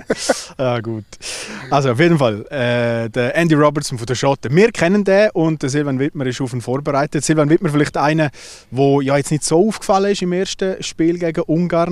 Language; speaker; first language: German; native; German